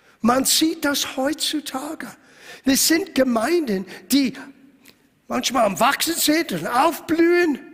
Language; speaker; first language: German; non-native, fluent; English